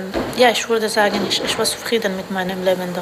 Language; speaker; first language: German; non-native, learner; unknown